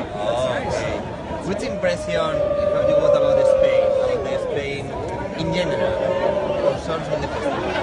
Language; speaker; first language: English; non-native, learner; Spanish